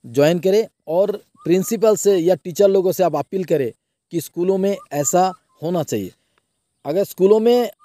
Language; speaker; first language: Hindi; non-native, local second language; Bangla